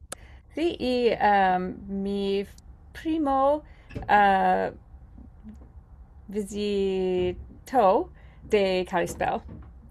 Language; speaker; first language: Spanish; non-native, learner; English